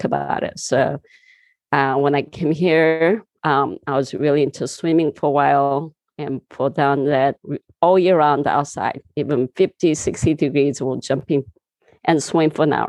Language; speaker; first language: English; non-native, fluent; Korean